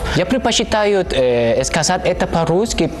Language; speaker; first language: Russian; non-native, learner; Spanish